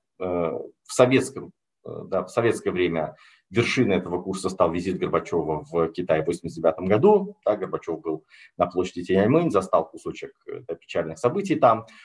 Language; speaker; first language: Russian; native; Russian